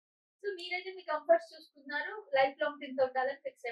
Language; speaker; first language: Telugu; native; Telugu